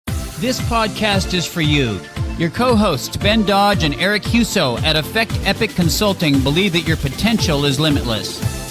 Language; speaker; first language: English; native; English